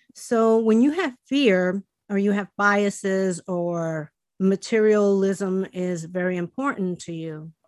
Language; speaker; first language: English; early bilingual, other home language; Spanish